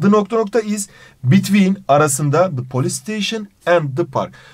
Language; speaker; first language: English; non-native, fluent; Turkish